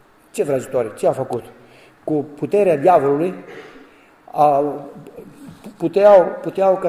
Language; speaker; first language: Romanian; non-native, learner; Greek